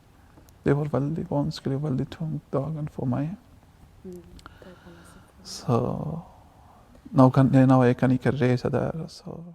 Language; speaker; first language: Norwegian; non-native, learner; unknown